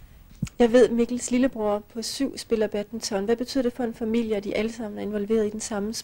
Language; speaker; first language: Danish; native; Danish